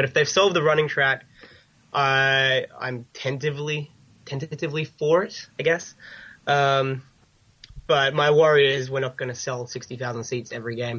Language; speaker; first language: English; native; English